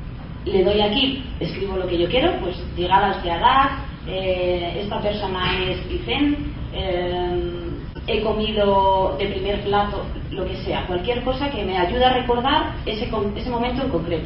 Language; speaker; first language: Spanish; native; Spanish